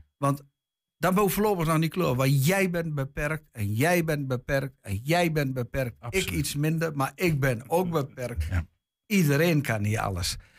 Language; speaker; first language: Dutch; native; Dutch